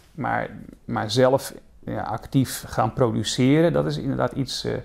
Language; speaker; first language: Dutch; native; Dutch